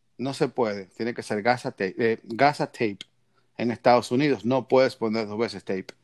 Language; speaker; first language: Spanish; native; Spanish